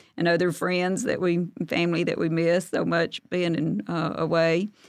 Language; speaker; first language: English; native; English